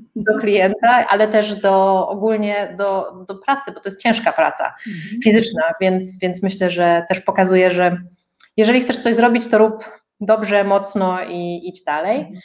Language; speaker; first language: Polish; native; Polish